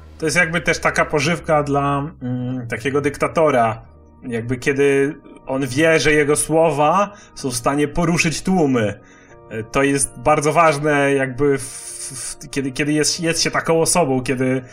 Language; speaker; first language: Polish; native; Polish